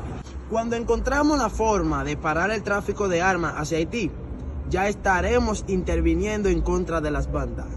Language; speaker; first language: Spanish; non-native, fluent; Haitian Creole